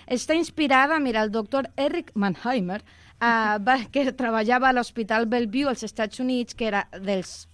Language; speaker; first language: Catalan; non-native, local second language; Spanish